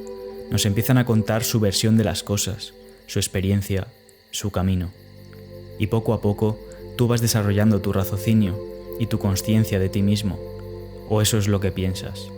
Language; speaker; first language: Spanish; native; Spanish